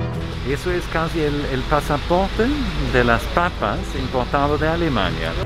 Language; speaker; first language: Spanish; non-native, fluent; German